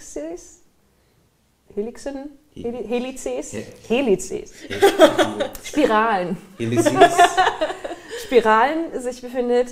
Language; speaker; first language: German; native; German